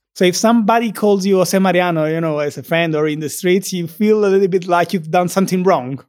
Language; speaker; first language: English; non-native, fluent; Italian